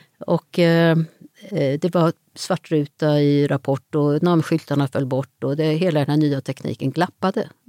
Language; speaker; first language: Swedish; native; Swedish